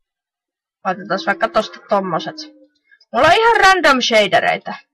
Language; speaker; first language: Finnish; native; Finnish